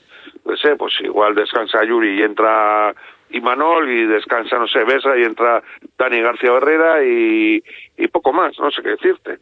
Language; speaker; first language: Spanish; native; Spanish